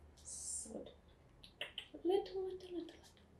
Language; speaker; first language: English; non-native, learner; Russian